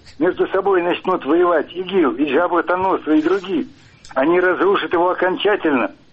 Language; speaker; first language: Russian; native; Russian